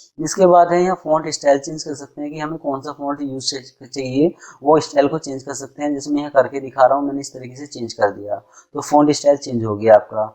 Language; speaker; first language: Hindi; native; Hindi